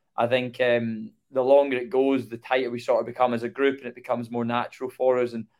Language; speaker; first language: English; native; English